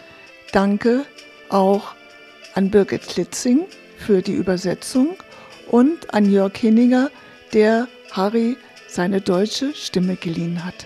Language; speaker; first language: German; native; German